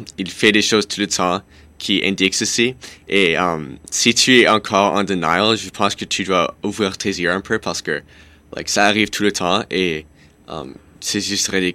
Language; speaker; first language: French; non-native, local second language; English